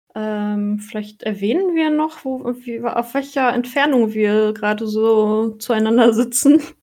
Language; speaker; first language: German; native; German